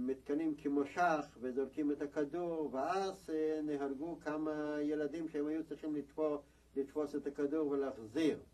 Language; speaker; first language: Hebrew; non-native, fluent; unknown